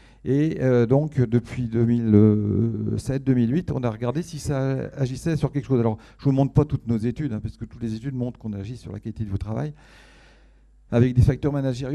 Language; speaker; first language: French; native; French